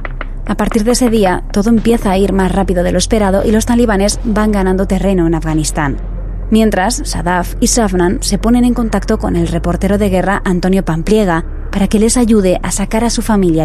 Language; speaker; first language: Spanish; native; Spanish